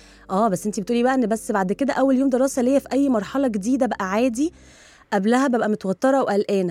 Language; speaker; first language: Arabic; native; Arabic